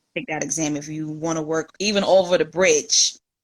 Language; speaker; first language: English; native; English